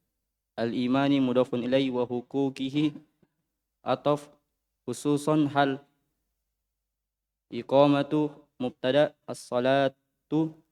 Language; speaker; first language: Arabic; non-native, learner; Indonesian